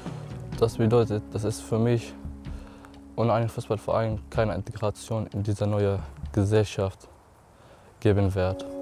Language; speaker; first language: German; non-native, learner; Arabic